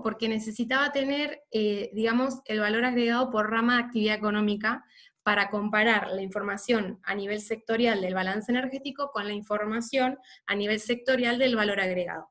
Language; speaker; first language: Spanish; native; Spanish